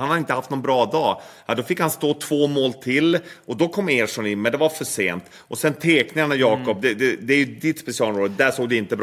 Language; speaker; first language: Swedish; native; Swedish